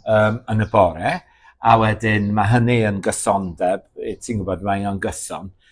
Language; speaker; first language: Welsh; native; Welsh